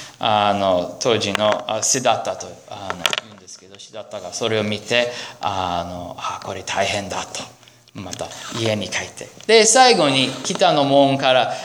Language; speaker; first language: Japanese; non-native, fluent; English